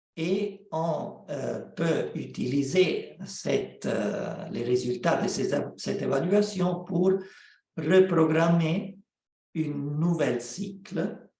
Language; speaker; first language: French; non-native, fluent; Italian